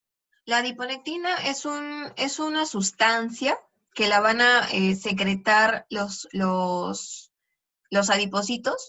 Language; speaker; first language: Spanish; native; Spanish